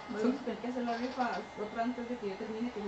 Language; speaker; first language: Spanish; native; Spanish